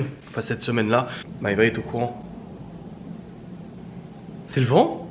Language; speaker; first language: French; native; French